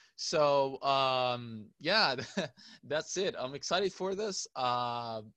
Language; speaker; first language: English; non-native, fluent; Arabic